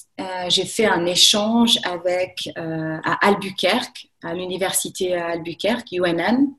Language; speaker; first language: French; native; French